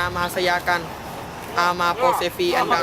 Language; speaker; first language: Indonesian; non-native, learner; Thai